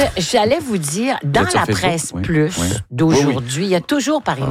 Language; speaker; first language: French; native; French